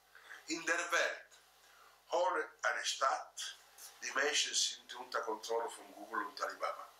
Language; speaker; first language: German; non-native, fluent; Italian